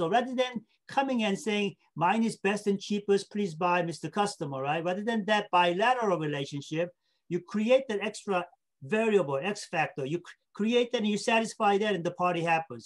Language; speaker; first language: English; non-native, fluent; Korean